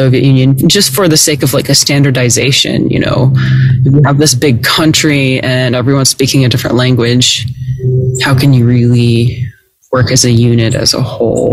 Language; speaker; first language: English; native; English